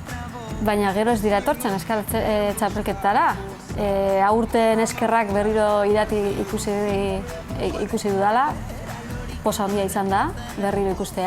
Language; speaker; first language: Basque; non-native, learner; Spanish